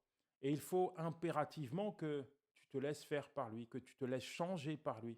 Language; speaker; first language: French; native; French